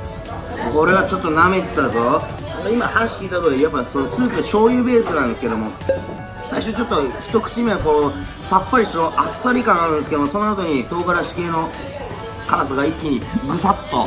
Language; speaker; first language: Japanese; native; Japanese